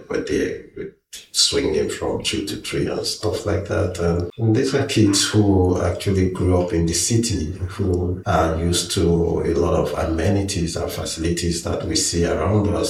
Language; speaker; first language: English; non-native, local second language; Igbo